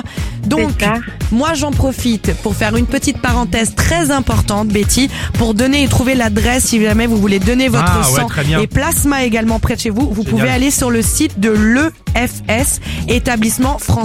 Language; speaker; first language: French; native; French